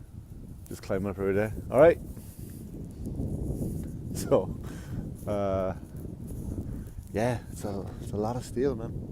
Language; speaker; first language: English; native; English